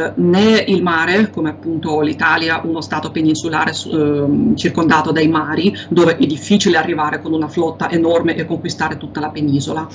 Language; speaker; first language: Italian; non-native, fluent; Russian